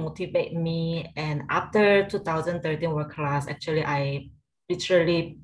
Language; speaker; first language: English; non-native, learner; Korean